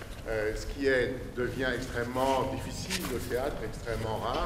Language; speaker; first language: French; native; French